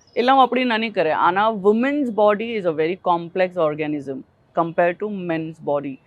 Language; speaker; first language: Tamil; non-native, fluent; Gujarati